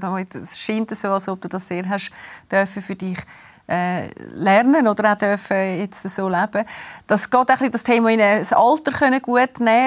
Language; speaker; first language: German; native; German